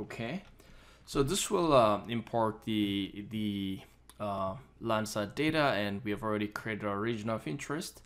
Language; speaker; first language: English; non-native, fluent; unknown